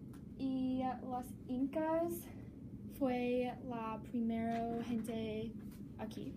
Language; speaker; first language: Spanish; non-native, learner; English